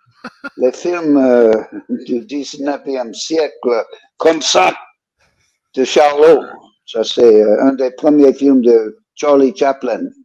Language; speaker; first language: French; non-native, fluent; English